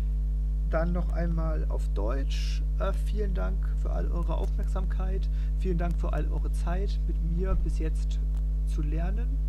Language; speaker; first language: German; non-native, fluent; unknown